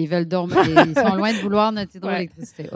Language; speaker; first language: French; non-native, learner; English